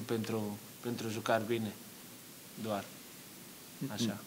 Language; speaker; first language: Romanian; non-native, learner; Portuguese